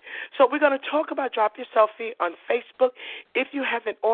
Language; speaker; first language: English; native; English